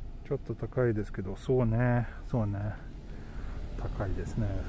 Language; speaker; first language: Japanese; non-native, fluent; Swedish